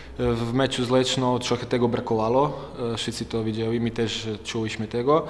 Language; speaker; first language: Polish; non-native, fluent; Croatian